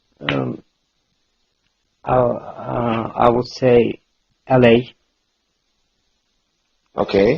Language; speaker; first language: English; non-native, learner; Turkish